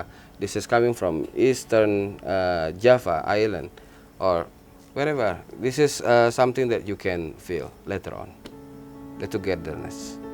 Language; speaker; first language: English; non-native, learner; Indonesian